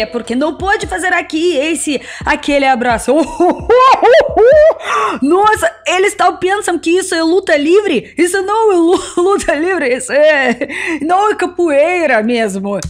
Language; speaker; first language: Portuguese; non-native, learner; Russian